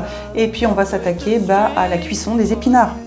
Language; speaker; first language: French; native; French